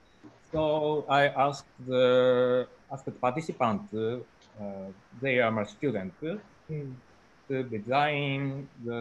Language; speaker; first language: English; non-native, learner; Japanese